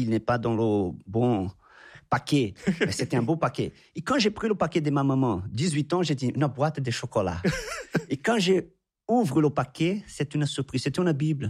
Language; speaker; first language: French; non-native, fluent; Portuguese